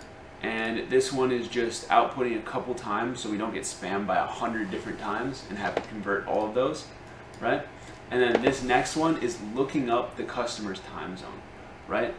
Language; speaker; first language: English; native; English